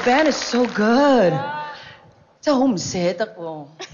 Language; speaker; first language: Chinese; non-native, local second language; English